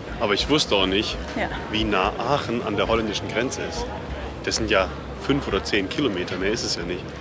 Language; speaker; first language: German; native; German